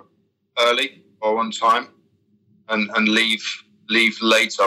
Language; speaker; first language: English; native; English